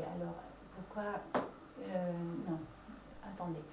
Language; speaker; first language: French; non-native, fluent; Dutch